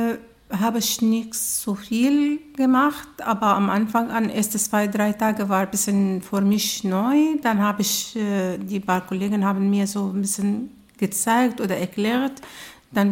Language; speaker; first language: German; non-native, learner; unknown